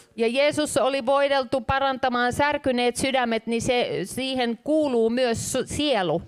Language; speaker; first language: Finnish; native; Finnish